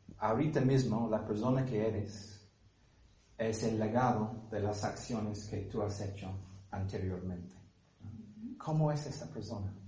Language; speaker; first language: Spanish; non-native, fluent; English